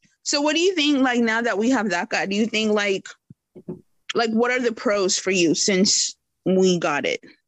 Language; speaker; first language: English; early bilingual, other home language; Spanish